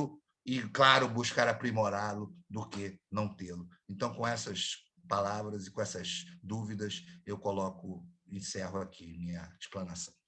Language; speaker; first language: Portuguese; native; Portuguese